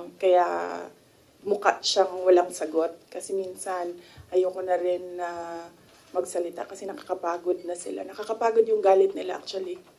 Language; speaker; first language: Filipino; non-native, local second language; Cebuano